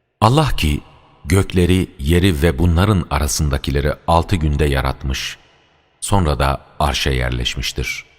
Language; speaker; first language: Turkish; native; Turkish